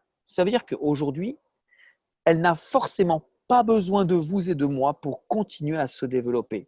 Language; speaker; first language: French; native; French